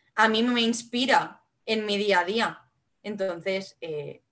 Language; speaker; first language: Spanish; non-native, local second language; Catalan